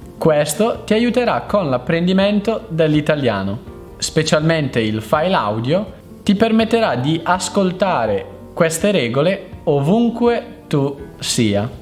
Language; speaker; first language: Italian; native; Italian